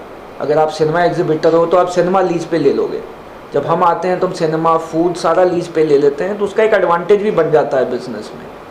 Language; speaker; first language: Hindi; native; Hindi